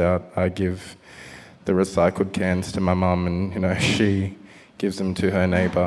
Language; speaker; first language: English; native; English